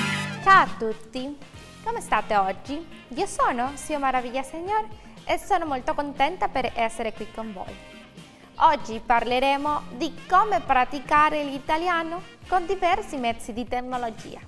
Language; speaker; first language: Italian; non-native, fluent; Spanish